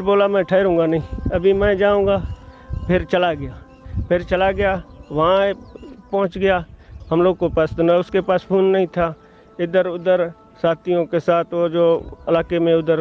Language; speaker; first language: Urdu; non-native, local second language; Baluchi